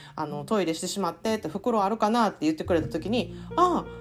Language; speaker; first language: Japanese; native; Japanese